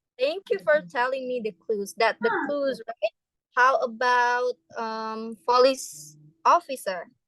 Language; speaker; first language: English; non-native, fluent; Indonesian